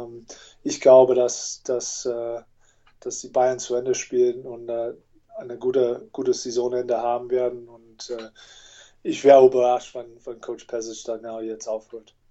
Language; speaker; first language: German; non-native, fluent; English